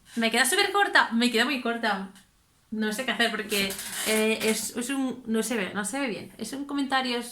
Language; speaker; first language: Spanish; native; Spanish